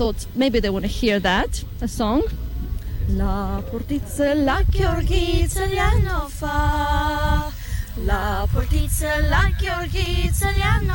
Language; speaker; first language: English; non-native, fluent; Romanian